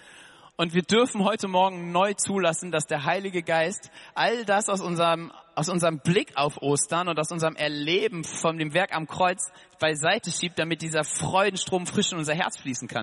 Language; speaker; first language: German; native; German